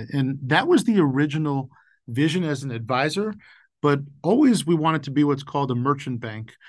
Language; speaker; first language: English; native; English